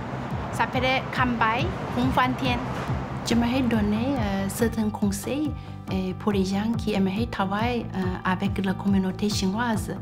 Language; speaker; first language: French; non-native, fluent; Chinese